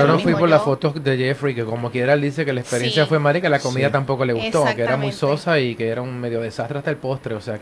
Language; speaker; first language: Spanish; native; Spanish